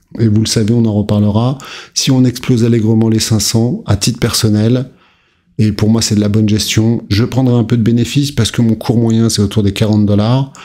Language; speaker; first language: French; native; French